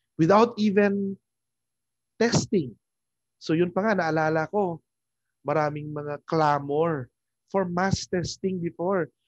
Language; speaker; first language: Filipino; non-native, local second language; Hiligaynon